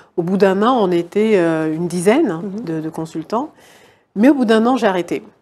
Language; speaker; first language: French; native; French